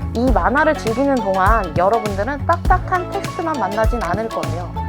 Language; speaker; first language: Korean; native; Korean